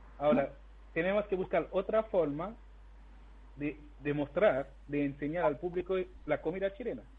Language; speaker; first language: Spanish; non-native, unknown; Haitian Creole